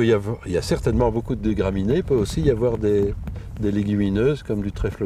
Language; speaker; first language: French; native; French